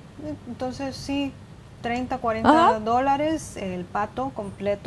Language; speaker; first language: Spanish; non-native, fluent; Chinese